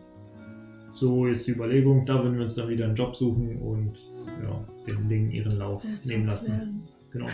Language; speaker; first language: German; native; German